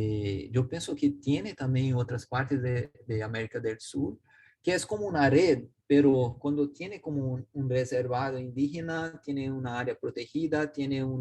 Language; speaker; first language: Spanish; non-native, learner; Portuguese